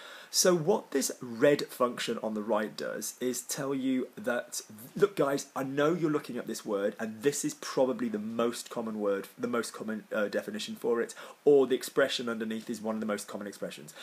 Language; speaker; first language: English; native; English